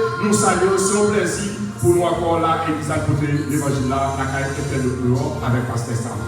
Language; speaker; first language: French; non-native, local second language; Haitian Creole